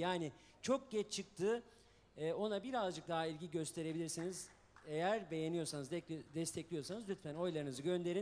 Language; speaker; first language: Turkish; native; Turkish